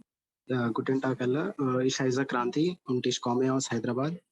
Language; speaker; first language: German; non-native, learner; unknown